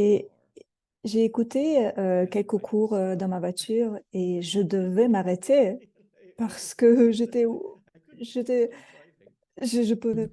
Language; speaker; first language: French; non-native, fluent; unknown